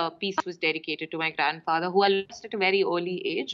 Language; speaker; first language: English; non-native, local second language; Urdu